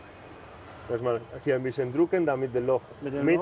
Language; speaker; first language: German; non-native, fluent; Spanish